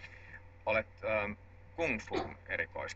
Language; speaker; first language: Finnish; native; Finnish